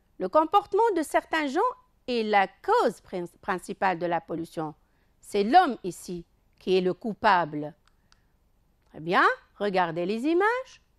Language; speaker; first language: French; non-native, local second language; Arabic